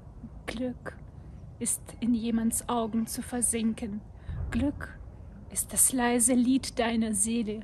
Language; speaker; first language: German; non-native, fluent; Russian